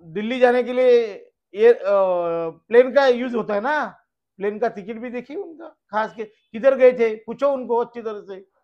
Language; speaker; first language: Hindi; non-native, local second language; Marathi